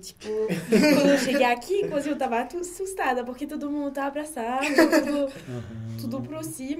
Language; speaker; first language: Portuguese; non-native, learner; French